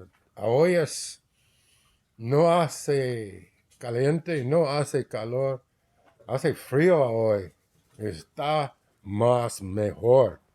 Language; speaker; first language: Spanish; non-native, learner; English